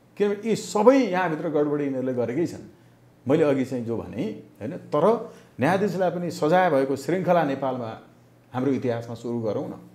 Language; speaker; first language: Nepali; native; Nepali